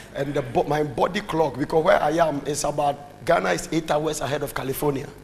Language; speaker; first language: English; non-native, local second language; Akan